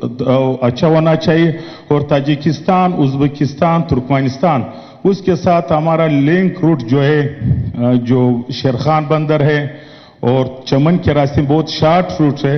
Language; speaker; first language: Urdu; non-native, local second language; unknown